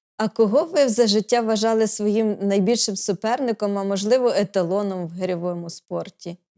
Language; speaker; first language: Ukrainian; native; Ukrainian